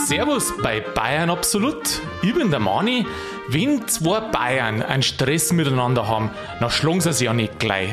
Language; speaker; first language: German; native; German